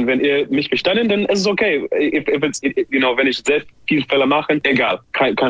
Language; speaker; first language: German; non-native, learner; English